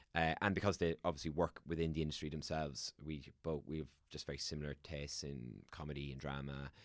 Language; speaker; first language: English; native; English